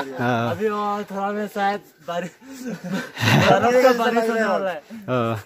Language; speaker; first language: Hindi; non-native, local second language; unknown